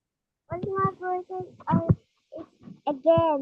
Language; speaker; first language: English; non-native, learner; Filipino